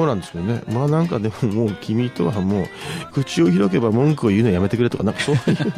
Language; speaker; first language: Japanese; native; Japanese